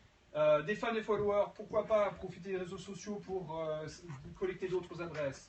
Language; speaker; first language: French; native; French